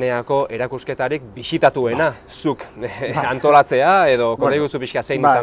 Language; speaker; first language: Basque; native; Basque